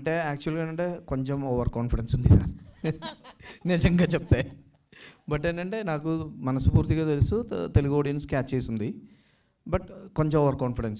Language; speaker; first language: Telugu; non-native, local second language; Malayalam